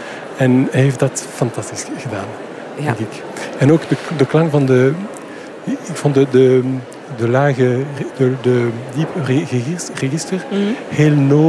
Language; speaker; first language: Dutch; non-native, fluent; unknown